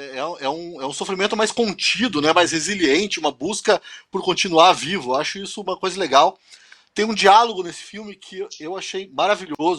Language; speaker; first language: Portuguese; native; Portuguese